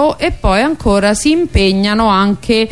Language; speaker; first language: Italian; native; Italian